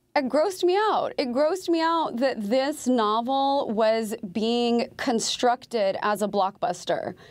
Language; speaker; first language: English; native; English